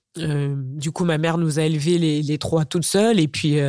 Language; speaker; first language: French; native; French